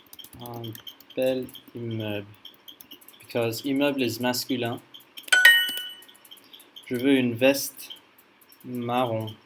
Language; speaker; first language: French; non-native, learner; English